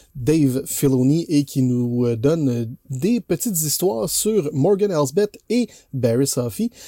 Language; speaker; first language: French; native; French